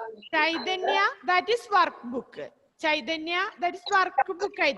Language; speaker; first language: English; non-native, fluent; Malayalam